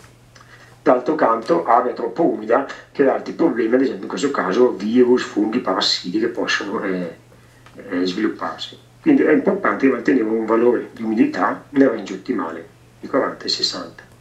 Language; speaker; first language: Italian; native; Italian